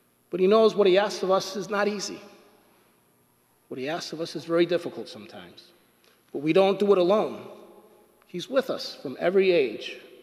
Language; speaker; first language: English; native; English